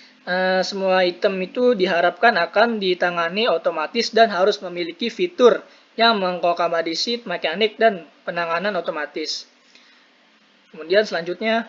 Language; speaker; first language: Indonesian; native; Indonesian